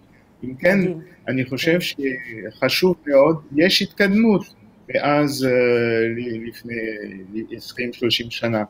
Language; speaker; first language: Hebrew; non-native, fluent; French